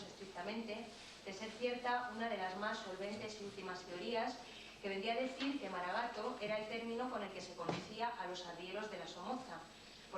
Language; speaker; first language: Spanish; native; Spanish